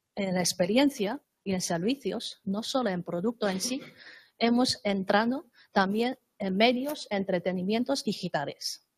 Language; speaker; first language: Spanish; non-native, fluent; Chinese